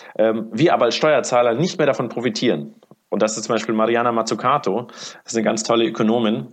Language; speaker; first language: German; early bilingual, other home language; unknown